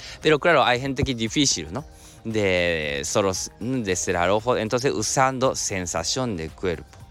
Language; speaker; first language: Spanish; non-native, learner; Japanese